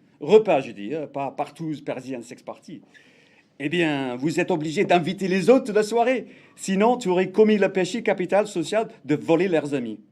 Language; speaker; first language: French; non-native, fluent; English